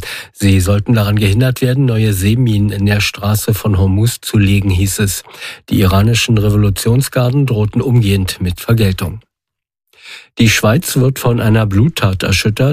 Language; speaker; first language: German; native; German